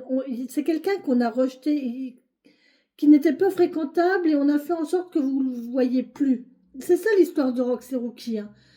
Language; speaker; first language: French; native; French